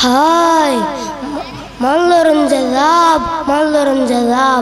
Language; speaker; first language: Arabic; non-native, learner; Malayalam